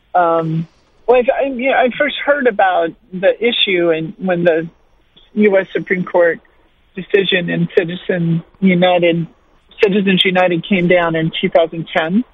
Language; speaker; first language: English; native; English